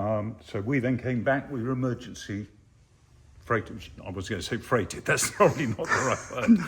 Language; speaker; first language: English; native; English